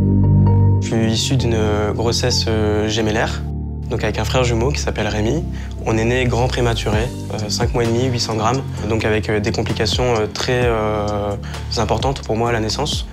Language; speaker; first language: French; native; French